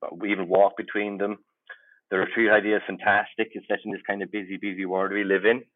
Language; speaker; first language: English; native; English